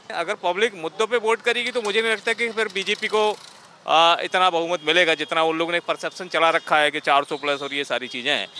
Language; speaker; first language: Hindi; native; Hindi